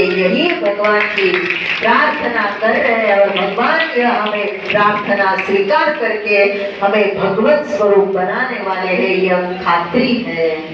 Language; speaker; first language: Hindi; non-native, local second language; Marathi